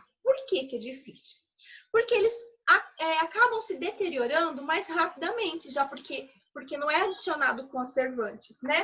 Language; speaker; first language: Portuguese; native; Portuguese